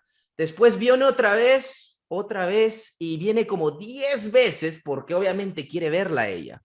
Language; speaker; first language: Spanish; native; Spanish